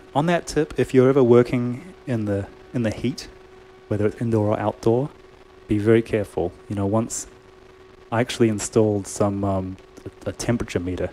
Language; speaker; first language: English; native; English